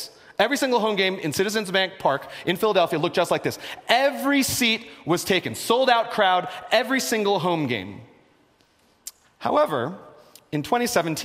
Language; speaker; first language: English; native; English